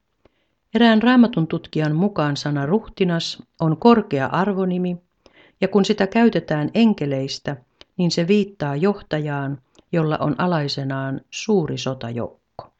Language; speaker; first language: Finnish; native; Finnish